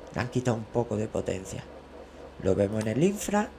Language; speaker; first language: Spanish; native; Spanish